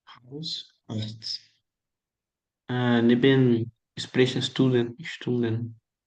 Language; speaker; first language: German; non-native, learner; Portuguese